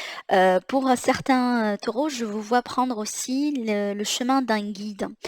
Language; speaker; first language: French; native; French